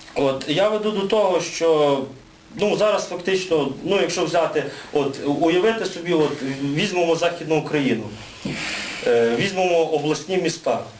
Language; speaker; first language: Ukrainian; native; Ukrainian